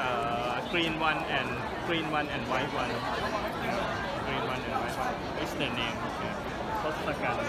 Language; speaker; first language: English; non-native, learner; Thai